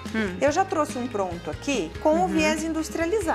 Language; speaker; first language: Portuguese; native; Portuguese